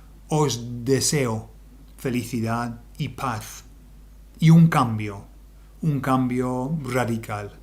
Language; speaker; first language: Spanish; non-native, fluent; English